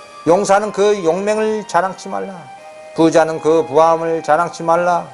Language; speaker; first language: Korean; native; Korean